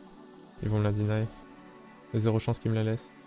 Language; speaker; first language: French; native; French